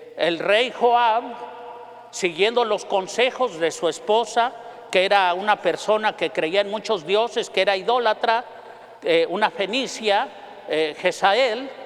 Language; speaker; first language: Spanish; native; Spanish